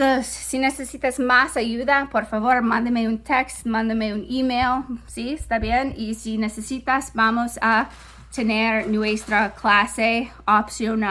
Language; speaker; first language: Spanish; non-native, fluent; English